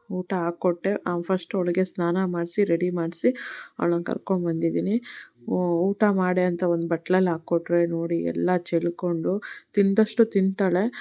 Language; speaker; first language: Kannada; native; Kannada